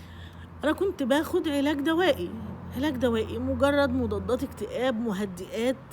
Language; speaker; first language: Arabic; native; Arabic